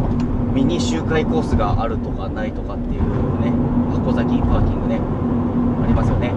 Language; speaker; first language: Japanese; native; Japanese